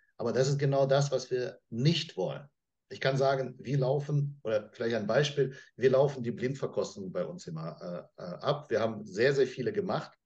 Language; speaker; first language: German; non-native, fluent; Russian